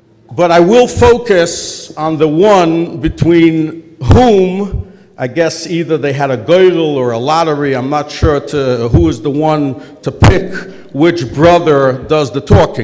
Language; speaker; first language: English; native; English